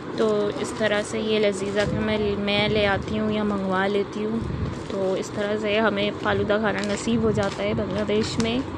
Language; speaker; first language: Urdu; native; Urdu